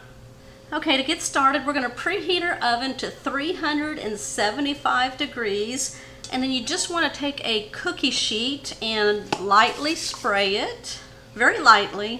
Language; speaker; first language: English; native; English